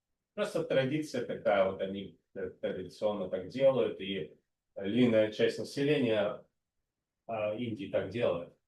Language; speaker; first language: Russian; native; Russian